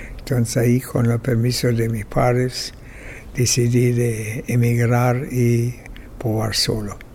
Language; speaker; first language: Spanish; non-native, fluent; German